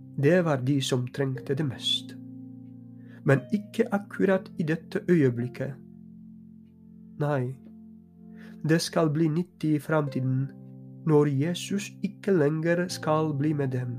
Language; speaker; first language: Norwegian; non-native, fluent; Polish